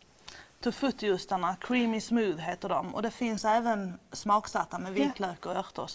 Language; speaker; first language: Swedish; native; Swedish